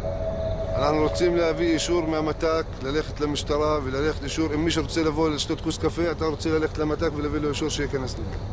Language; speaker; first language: Hebrew; non-native, local second language; Arabic